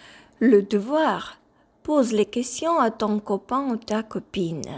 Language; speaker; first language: French; non-native, fluent; Ukrainian